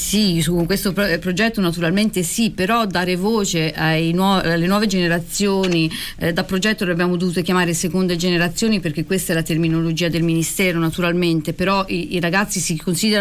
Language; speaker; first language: Italian; native; Italian